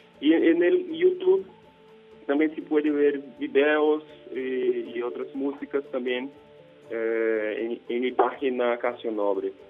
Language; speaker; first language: Spanish; non-native, fluent; Portuguese